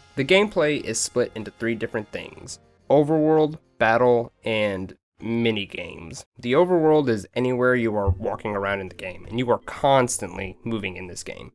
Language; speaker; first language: English; native; English